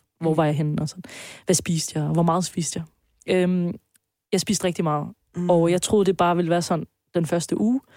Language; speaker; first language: Danish; early bilingual, other home language; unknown